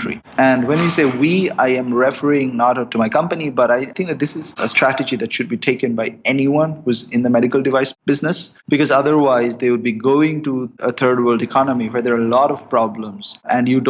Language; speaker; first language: English; non-native, local second language; Bangla